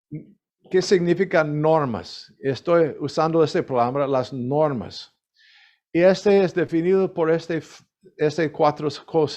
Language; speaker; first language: Spanish; non-native, learner; English